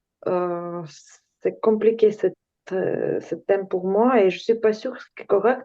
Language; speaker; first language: French; non-native, learner; Ukrainian